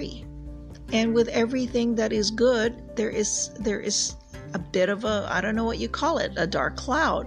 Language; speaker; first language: English; native; English